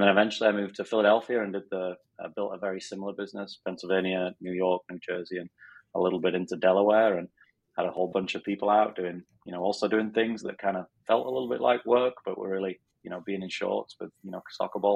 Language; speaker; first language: English; native; English